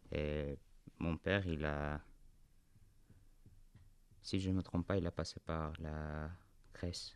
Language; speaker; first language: French; non-native, fluent; Armenian